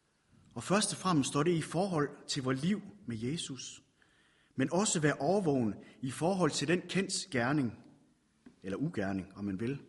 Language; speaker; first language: Danish; native; Danish